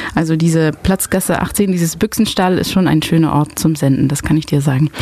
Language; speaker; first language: German; non-native, fluent; Dutch